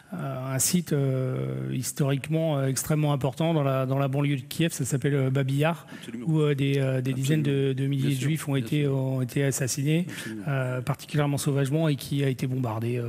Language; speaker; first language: French; native; French